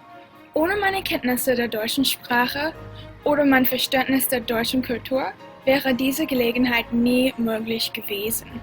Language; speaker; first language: German; non-native, fluent; English